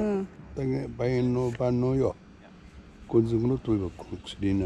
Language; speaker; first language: Japanese; native; Japanese